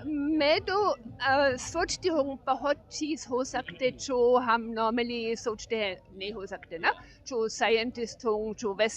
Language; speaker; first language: Hindi; non-native, learner; German